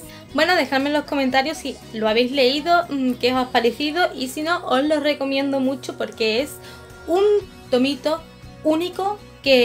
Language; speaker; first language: Spanish; native; Spanish